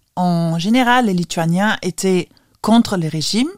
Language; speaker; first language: French; non-native, fluent; Lithuanian